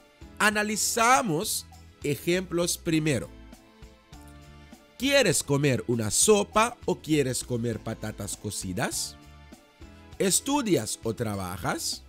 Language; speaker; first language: Spanish; non-native, fluent; Dutch